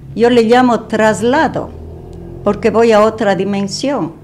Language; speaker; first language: Spanish; native; Spanish